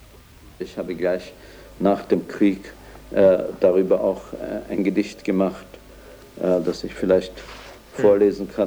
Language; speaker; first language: German; native; German